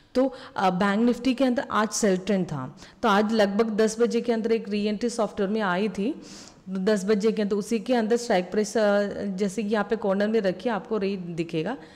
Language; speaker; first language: Hindi; non-native, local second language; Malayalam